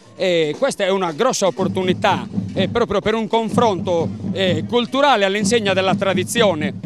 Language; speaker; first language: Italian; native; Italian